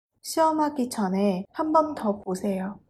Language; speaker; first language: Korean; non-native, fluent; Chinese